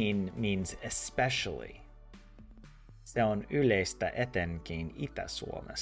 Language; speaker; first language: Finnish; non-native, learner; English